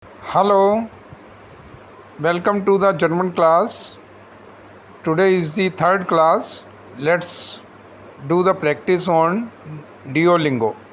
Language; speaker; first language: English; non-native, local second language; Hindi